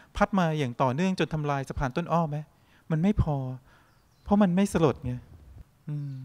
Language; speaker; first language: Thai; native; Thai